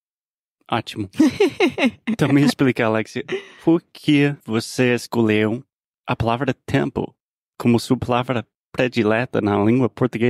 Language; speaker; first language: Portuguese; non-native, fluent; English